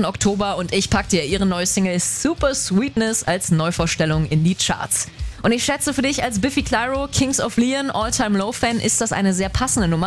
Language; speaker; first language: German; native; German